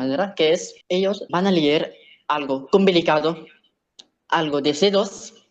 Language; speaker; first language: Spanish; non-native, learner; Arabic